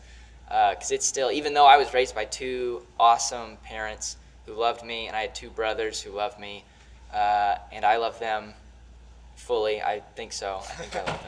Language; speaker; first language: English; native; English